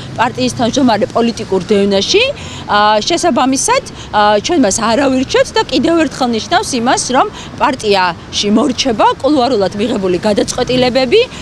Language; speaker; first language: Georgian; native; Georgian